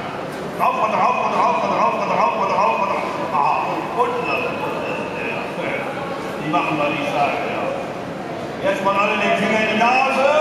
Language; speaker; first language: German; native; German